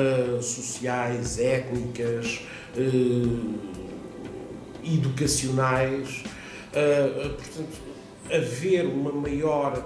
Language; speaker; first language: Portuguese; non-native, fluent; Italian